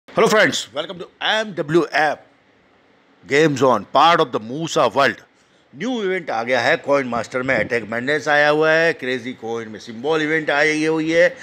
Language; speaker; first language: Hindi; native; Hindi